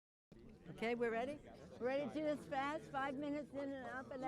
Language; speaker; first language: English; native; English